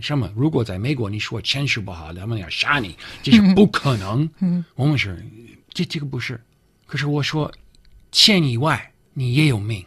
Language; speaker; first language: Chinese; non-native, learner; English